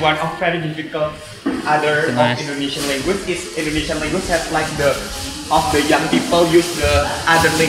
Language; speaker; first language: English; non-native, learner; Indonesian